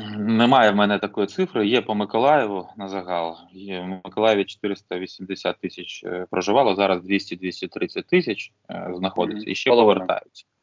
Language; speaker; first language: Ukrainian; non-native, local second language; Russian